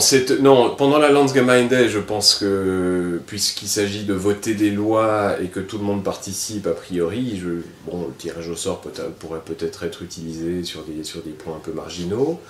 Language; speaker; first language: French; native; French